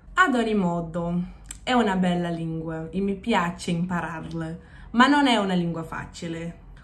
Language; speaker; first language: Italian; non-native, fluent; Portuguese